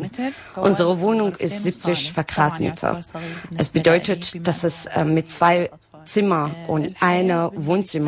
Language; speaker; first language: German; non-native, learner; Arabic